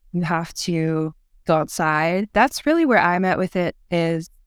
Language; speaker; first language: English; native; English